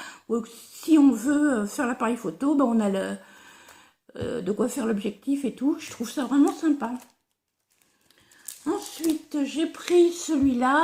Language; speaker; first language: French; native; French